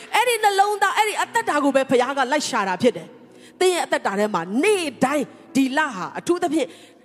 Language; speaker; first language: Burmese; non-native, local second language; Tedim Chin